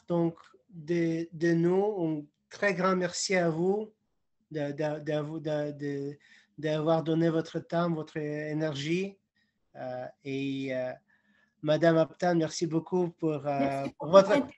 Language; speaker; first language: French; non-native, fluent; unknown